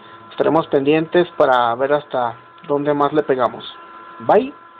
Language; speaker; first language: Spanish; native; Spanish